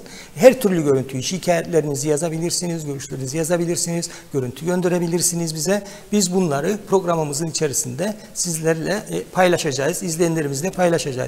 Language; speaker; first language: Turkish; native; Turkish